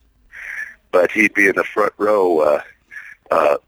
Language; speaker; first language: English; native; English